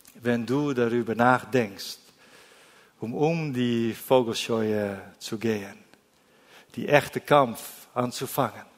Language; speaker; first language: German; non-native, learner; Dutch